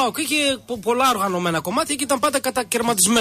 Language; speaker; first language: Greek; native; Greek